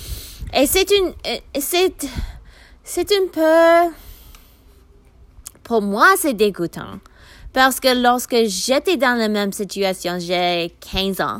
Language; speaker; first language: French; non-native, learner; English